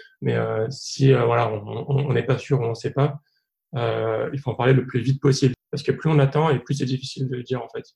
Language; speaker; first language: French; native; French